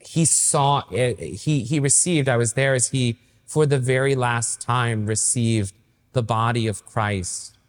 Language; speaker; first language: English; native; English